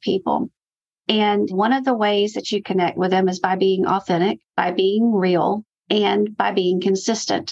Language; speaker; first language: English; native; English